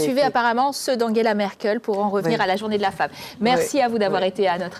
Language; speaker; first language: French; native; French